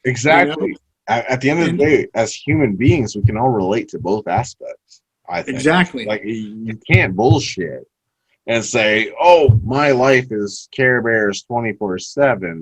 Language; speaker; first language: English; native; English